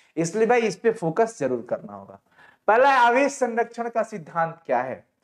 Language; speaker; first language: Hindi; native; Hindi